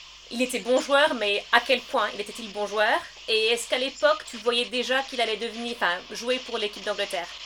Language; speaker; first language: French; early bilingual, heritage; French